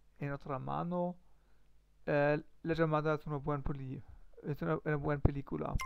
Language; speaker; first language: Spanish; non-native, learner; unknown